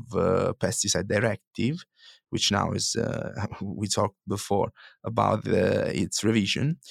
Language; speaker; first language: English; non-native, fluent; Italian